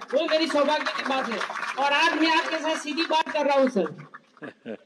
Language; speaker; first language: Hindi; non-native, local second language; Gujarati